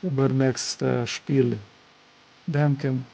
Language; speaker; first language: German; non-native, learner; Ukrainian